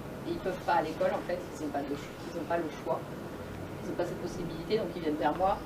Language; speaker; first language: French; native; French